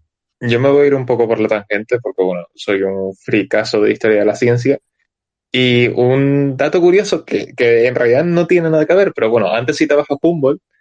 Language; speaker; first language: Spanish; native; Spanish